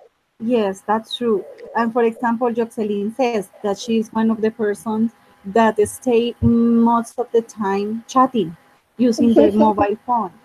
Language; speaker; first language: English; non-native, fluent; Spanish